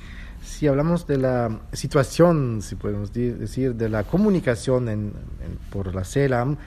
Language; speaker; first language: Spanish; non-native, fluent; Italian